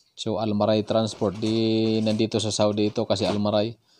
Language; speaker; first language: Filipino; non-native, local second language; Cebuano